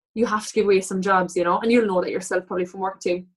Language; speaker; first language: English; native; English